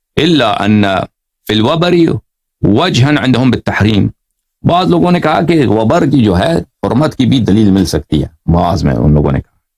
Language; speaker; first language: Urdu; non-native, fluent; Persian